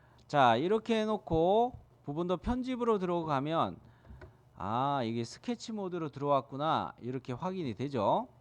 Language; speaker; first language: Korean; native; Korean